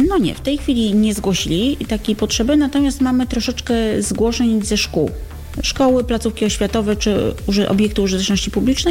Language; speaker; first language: Polish; native; Polish